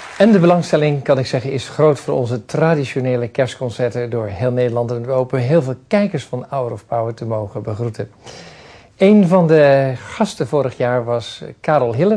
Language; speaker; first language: Dutch; native; Dutch